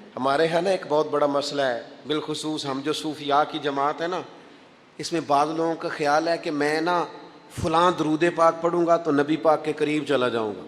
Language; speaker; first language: Urdu; non-native, local second language; Punjabi